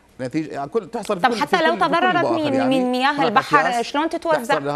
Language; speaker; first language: Arabic; native; Arabic